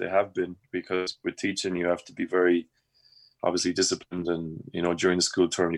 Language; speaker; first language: English; native; English